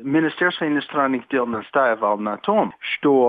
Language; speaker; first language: Russian; non-native, fluent; English